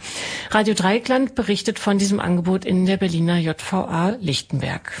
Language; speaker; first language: German; native; German